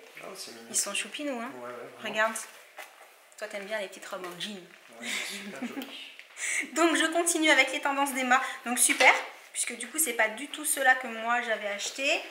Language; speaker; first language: French; native; French